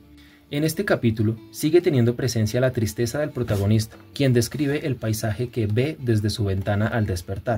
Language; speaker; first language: Spanish; native; Spanish